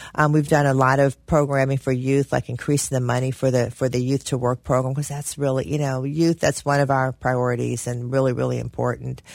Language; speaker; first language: English; native; English